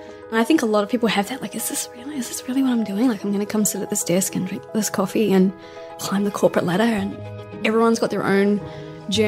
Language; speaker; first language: English; native; English